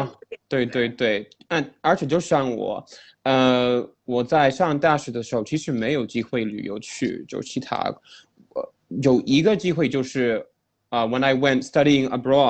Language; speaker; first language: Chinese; non-native, fluent; English